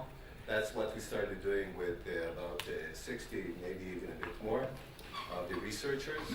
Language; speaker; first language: English; non-native, fluent; Hebrew